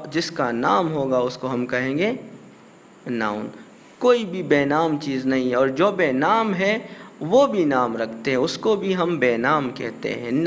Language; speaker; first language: Urdu; non-native, local second language; Pashto